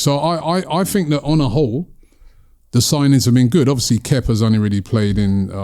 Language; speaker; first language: English; native; English